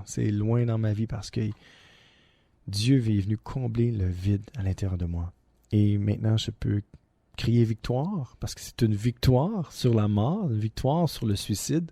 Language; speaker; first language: French; native; French